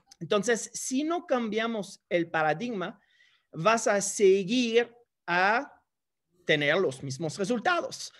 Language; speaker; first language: Spanish; non-native, fluent; English